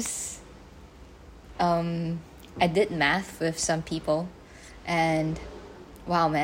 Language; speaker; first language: English; non-native, local second language; Chinese